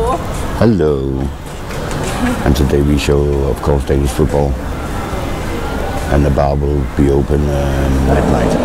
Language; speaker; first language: English; non-native, learner; Danish